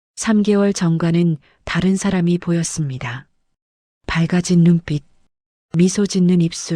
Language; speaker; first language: Korean; native; Korean